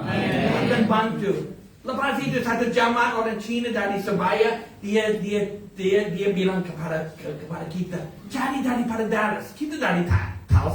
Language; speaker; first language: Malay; non-native, fluent; English